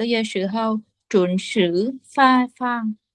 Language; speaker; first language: Chinese; non-native, learner; Vietnamese